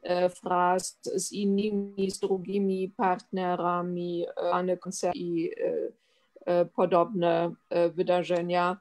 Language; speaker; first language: Polish; non-native, fluent; German